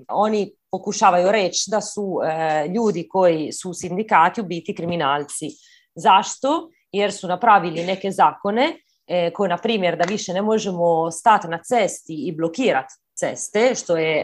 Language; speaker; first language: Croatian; early bilingual, heritage; Croatian